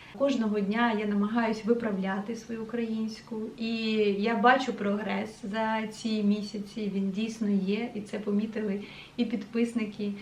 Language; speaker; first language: Ukrainian; non-native, local second language; Russian